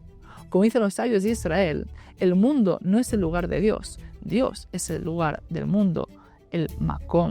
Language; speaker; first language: Spanish; native; Spanish